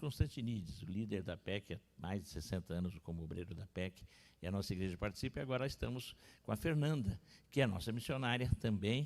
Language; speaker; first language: Portuguese; native; Portuguese